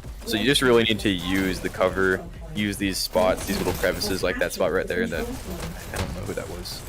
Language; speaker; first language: English; native; English